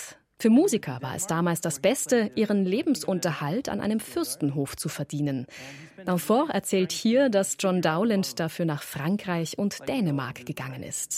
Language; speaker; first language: German; native; German